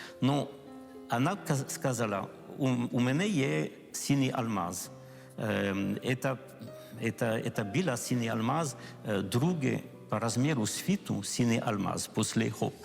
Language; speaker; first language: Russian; non-native, learner; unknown